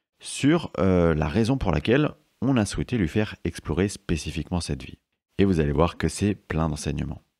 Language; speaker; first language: French; native; French